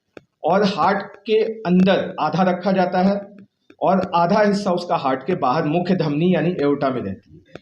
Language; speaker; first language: Hindi; native; Hindi